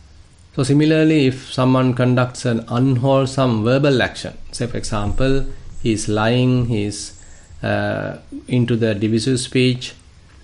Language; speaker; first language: English; non-native, local second language; Sinhala